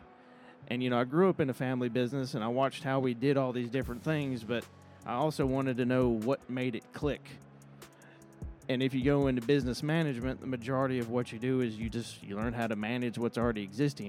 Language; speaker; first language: English; native; English